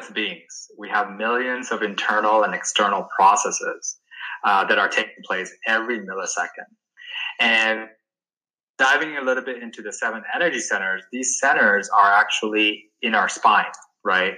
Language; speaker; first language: English; non-native, local second language; Sinhala